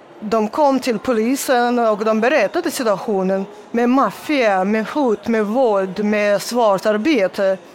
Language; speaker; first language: Swedish; non-native, fluent; Russian